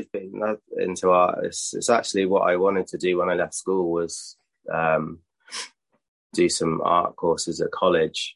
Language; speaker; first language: English; native; English